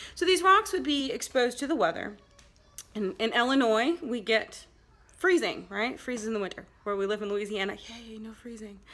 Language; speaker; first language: English; native; English